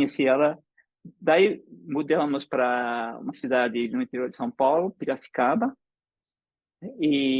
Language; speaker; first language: Portuguese; early bilingual, other home language; English